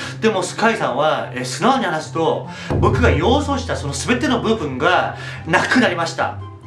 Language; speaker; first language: Japanese; non-native, fluent; Korean